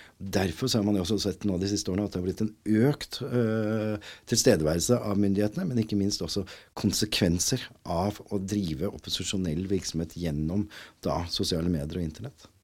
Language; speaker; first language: Norwegian; native; Norwegian